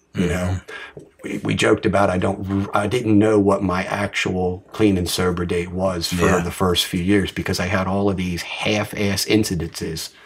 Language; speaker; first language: English; native; English